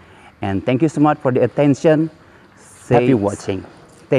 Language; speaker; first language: English; non-native, learner; Indonesian